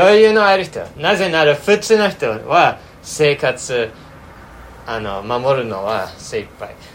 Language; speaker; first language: Japanese; non-native, fluent; English